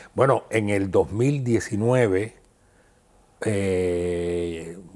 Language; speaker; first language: Spanish; native; Spanish